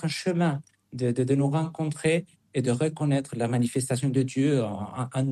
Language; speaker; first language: French; non-native, fluent; Spanish